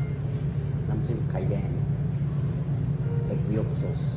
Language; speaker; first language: Thai; non-native, learner; Japanese